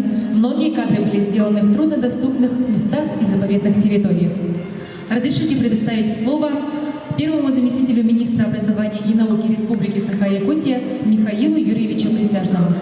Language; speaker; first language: Russian; native; Russian